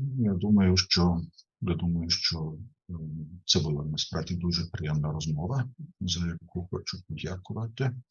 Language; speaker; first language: Ukrainian; non-native, fluent; German